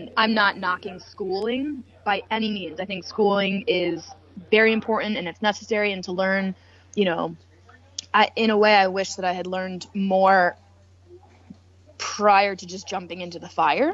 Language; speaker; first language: English; native; English